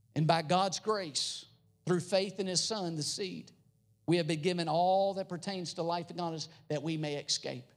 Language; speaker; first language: English; native; English